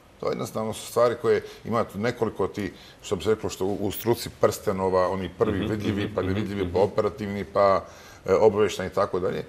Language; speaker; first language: Bosnian; native; Bosnian